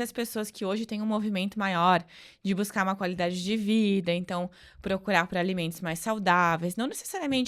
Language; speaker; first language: Portuguese; native; Portuguese